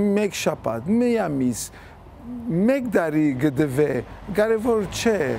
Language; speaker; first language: Armenian; early bilingual, heritage; Armenian